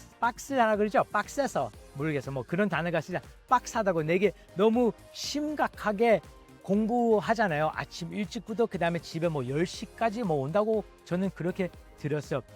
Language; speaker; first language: Korean; early bilingual, heritage; Korean